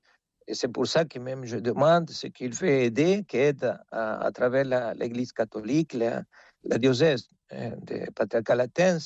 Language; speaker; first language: French; non-native, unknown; Spanish